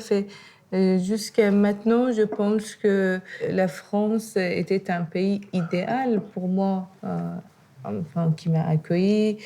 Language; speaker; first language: French; non-native, fluent; Persian